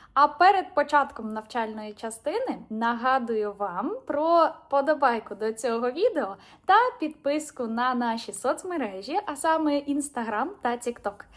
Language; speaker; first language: Ukrainian; native; Ukrainian